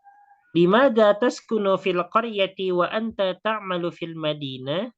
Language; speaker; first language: Arabic; non-native, fluent; Indonesian